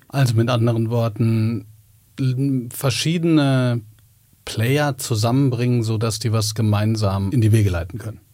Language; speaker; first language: German; native; German